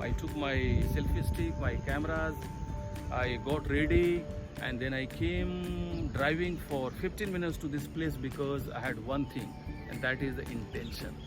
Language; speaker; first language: English; non-native, local second language; Hindi